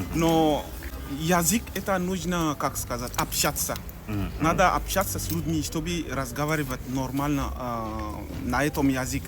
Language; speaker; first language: Russian; non-native, fluent; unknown